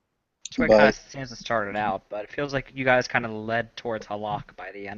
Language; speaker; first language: English; native; English